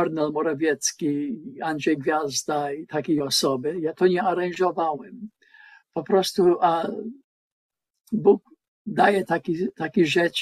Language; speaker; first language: Polish; non-native, learner; English